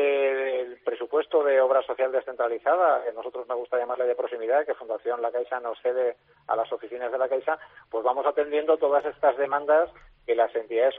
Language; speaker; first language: Spanish; native; Spanish